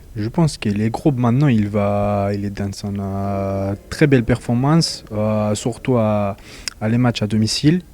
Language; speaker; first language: French; non-native, fluent; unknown